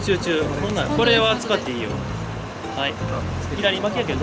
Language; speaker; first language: Japanese; native; Japanese